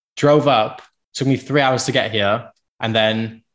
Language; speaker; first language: English; native; English